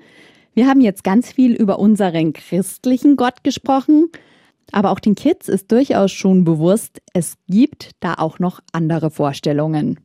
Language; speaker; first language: German; native; German